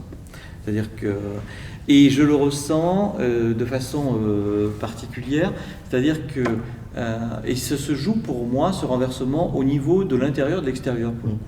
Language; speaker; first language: French; native; French